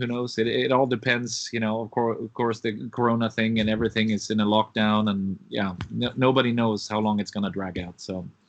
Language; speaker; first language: English; non-native, fluent; Swedish